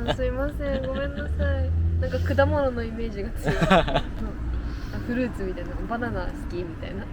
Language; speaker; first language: Japanese; native; Japanese